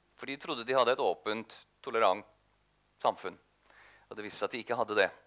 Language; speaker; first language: Norwegian; native; Norwegian